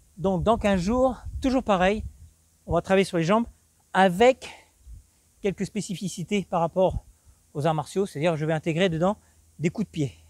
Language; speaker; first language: French; native; French